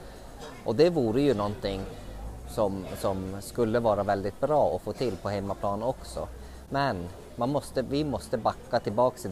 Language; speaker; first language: Swedish; native; Swedish